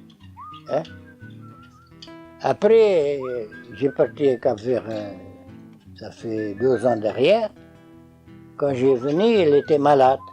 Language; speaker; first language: French; non-native, learner; Portuguese